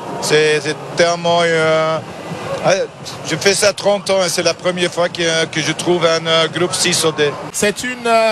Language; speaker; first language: French; non-native, learner; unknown